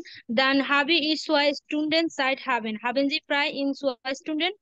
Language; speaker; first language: German; non-native, learner; Bangla